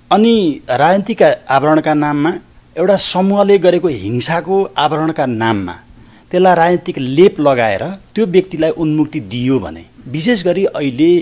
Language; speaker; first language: Nepali; native; Nepali